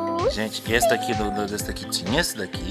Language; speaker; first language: Portuguese; native; Portuguese